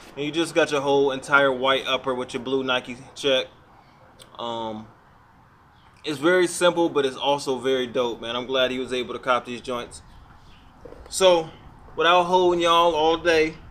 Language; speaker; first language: English; native; English